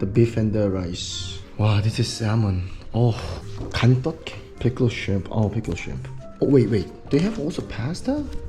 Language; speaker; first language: English; non-native, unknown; Korean